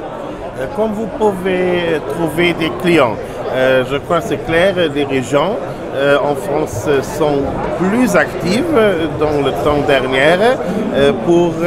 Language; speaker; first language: French; non-native, learner; German